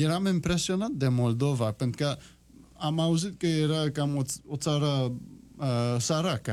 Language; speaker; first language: Romanian; non-native, learner; French